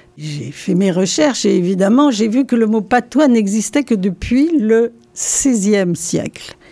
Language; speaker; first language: French; non-native, local second language; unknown